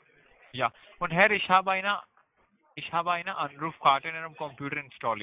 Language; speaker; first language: German; non-native, learner; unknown